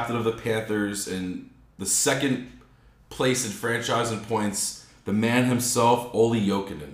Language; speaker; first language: English; native; English